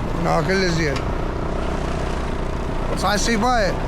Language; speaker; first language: Arabic; native; Arabic